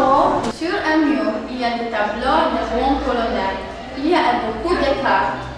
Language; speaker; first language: French; non-native, learner; Polish